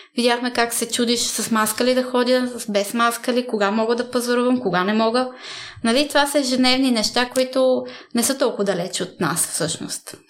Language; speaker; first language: Bulgarian; early bilingual, heritage; Bulgarian